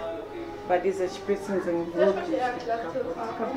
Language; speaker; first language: German; non-native, fluent; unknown